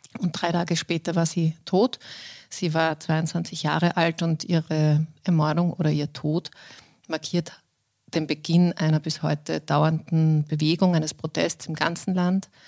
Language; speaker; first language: German; native; German